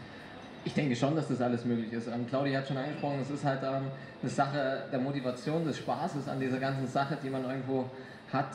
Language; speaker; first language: German; native; German